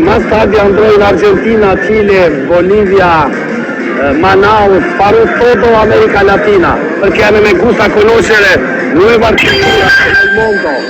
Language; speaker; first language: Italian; non-native, learner; Albanian